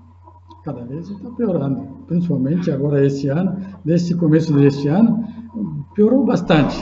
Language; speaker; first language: Portuguese; non-native, fluent; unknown